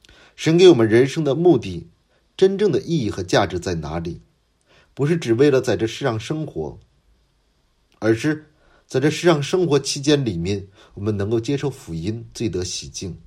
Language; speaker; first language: Chinese; non-native, fluent; Korean